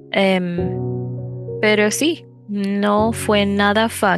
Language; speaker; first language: Spanish; non-native, fluent; English